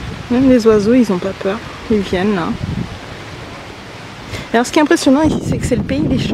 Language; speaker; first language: French; native; French